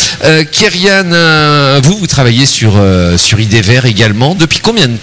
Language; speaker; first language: French; native; French